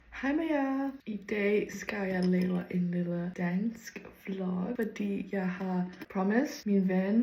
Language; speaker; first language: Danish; non-native, learner; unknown